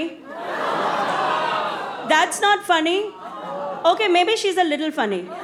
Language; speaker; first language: English; non-native, local second language; Hindi